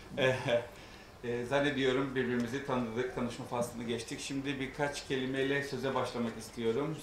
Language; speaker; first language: Turkish; native; Turkish